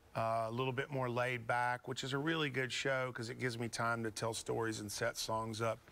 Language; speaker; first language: English; native; English